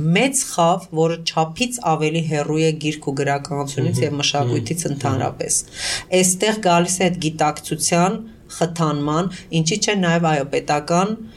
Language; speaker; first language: Armenian; early bilingual, heritage; Armenian